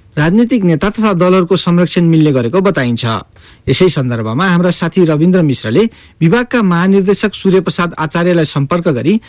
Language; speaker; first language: Nepali; native; Nepali